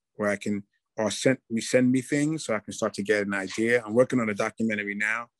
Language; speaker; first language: English; native; English